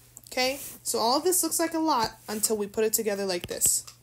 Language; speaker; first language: English; native; English